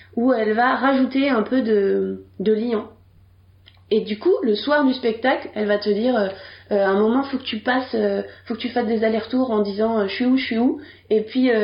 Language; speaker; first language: French; native; French